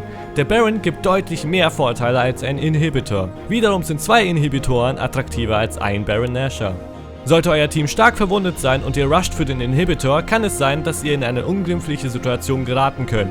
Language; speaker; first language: German; native; German